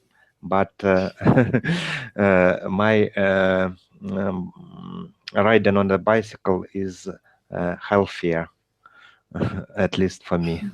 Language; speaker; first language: English; non-native, learner; Russian